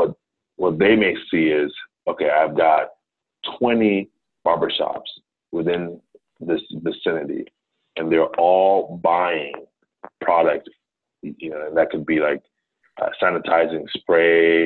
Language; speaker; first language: English; non-native, local second language; Akan